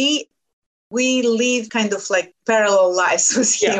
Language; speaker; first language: English; non-native, fluent; Lithuanian